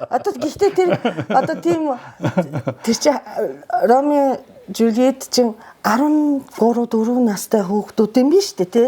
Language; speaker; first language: Mongolian; non-native, fluent; Japanese